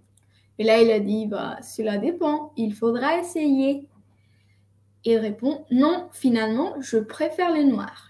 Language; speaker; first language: French; non-native, fluent; Spanish